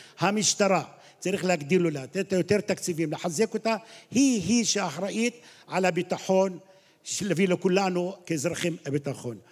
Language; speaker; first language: Hebrew; non-native, local second language; Arabic